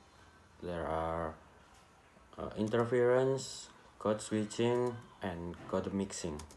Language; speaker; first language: English; non-native, learner; Indonesian